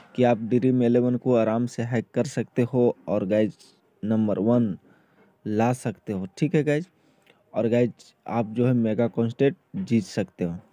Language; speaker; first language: Hindi; native; Hindi